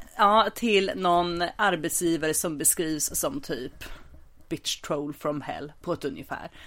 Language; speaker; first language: Swedish; native; Swedish